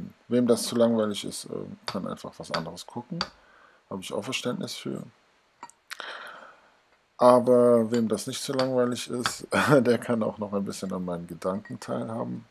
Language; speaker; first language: German; native; German